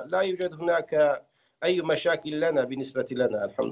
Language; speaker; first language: Arabic; non-native, fluent; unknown